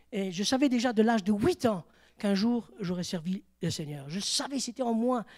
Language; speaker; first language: French; native; French